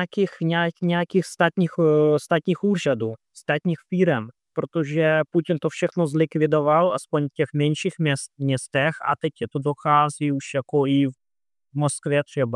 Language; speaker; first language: Czech; non-native, fluent; Russian